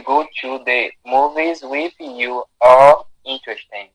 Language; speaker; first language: English; non-native, learner; Portuguese